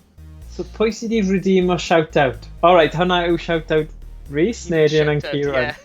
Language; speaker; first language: Welsh; native; Welsh